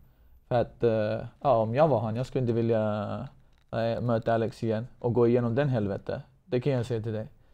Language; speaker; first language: Swedish; non-native, fluent; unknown